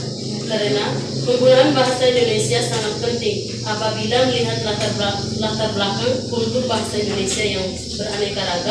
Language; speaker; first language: Indonesian; non-native, local second language; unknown